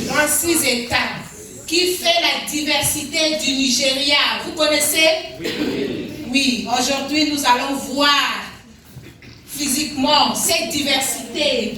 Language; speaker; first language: French; non-native, learner; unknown